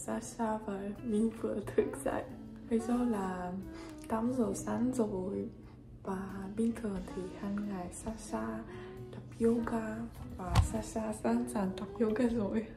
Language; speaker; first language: Vietnamese; non-native, learner; Russian